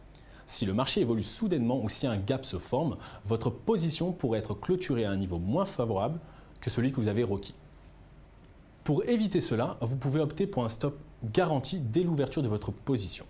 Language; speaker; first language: French; native; French